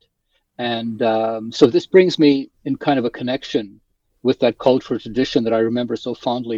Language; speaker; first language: English; early bilingual, other home language; Polish